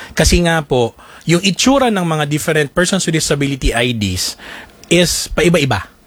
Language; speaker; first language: Filipino; native; Filipino